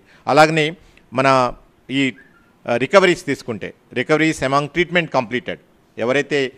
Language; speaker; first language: Telugu; native; Telugu